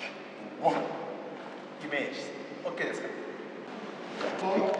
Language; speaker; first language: Japanese; native; Japanese